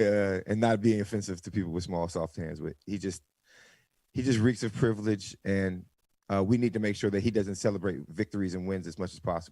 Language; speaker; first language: English; native; English